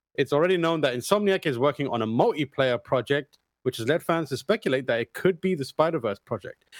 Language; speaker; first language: English; native; English